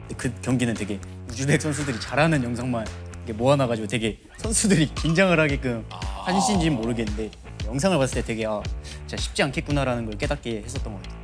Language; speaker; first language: Korean; native; Korean